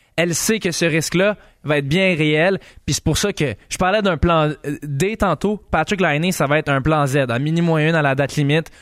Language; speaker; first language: French; native; French